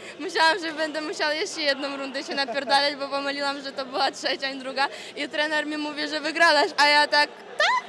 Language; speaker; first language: Polish; native; Polish